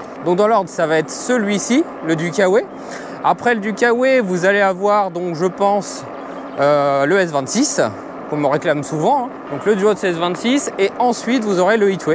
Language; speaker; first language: French; native; French